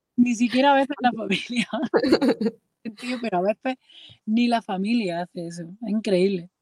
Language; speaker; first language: Spanish; native; Spanish